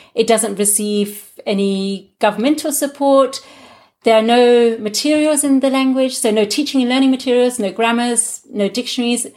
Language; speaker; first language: English; non-native, local second language; Gujarati